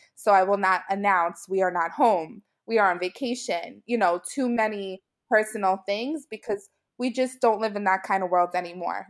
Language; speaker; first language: English; native; English